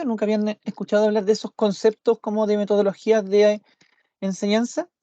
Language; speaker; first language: Spanish; native; Spanish